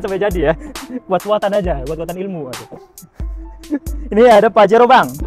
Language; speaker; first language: Indonesian; native; Indonesian